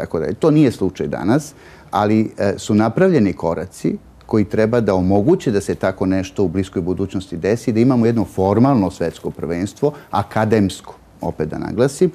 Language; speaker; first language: Bosnian; native; Bosnian